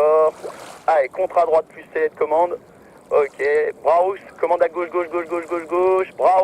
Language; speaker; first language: French; native; French